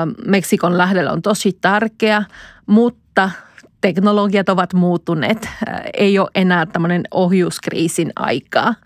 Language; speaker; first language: Finnish; non-native, fluent; Spanish